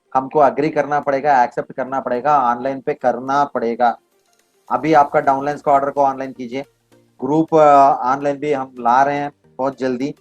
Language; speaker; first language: Hindi; non-native, local second language; Kannada